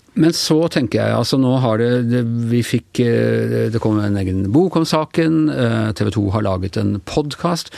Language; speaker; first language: Norwegian; native; Norwegian